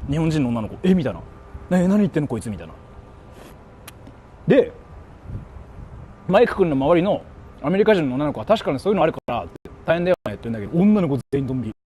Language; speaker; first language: Japanese; native; Japanese